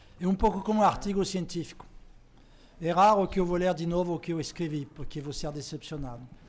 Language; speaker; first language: Portuguese; non-native, fluent; French